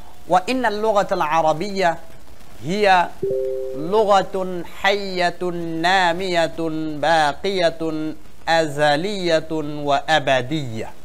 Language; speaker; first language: Arabic; non-native, fluent; Bangla